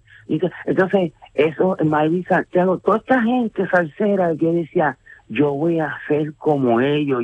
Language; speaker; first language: Spanish; native; Spanish